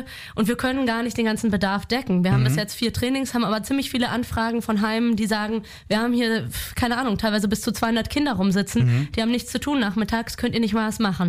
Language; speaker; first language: German; native; German